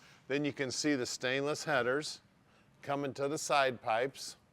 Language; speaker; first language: English; native; English